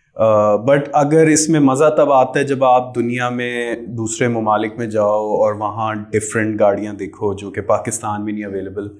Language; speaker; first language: Urdu; native; Urdu